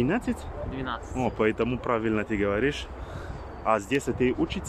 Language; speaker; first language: Russian; non-native, learner; French